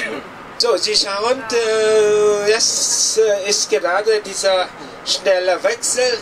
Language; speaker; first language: German; non-native, fluent; Vietnamese